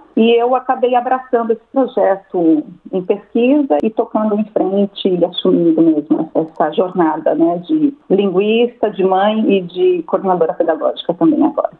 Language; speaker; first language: Portuguese; native; Portuguese